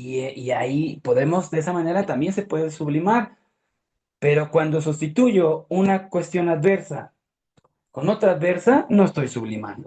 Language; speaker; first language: Spanish; native; Spanish